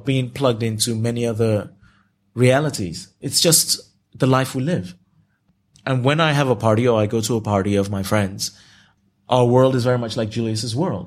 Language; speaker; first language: English; non-native, local second language; Yoruba